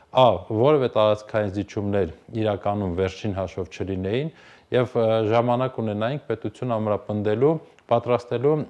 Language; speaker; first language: Armenian; native; Armenian